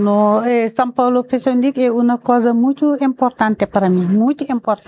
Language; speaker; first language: Portuguese; non-native, learner; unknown